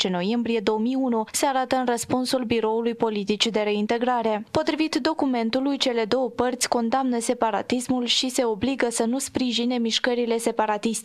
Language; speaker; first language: Romanian; native; Romanian